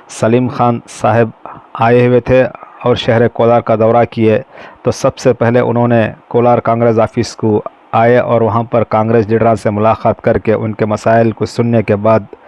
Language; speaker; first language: Urdu; native; Urdu